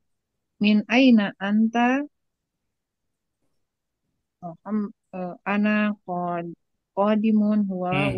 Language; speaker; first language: Arabic; non-native, learner; Indonesian